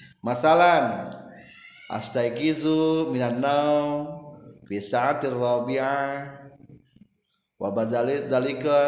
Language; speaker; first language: Arabic; non-native, fluent; Indonesian